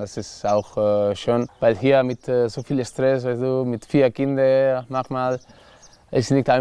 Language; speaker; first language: German; non-native, learner; Spanish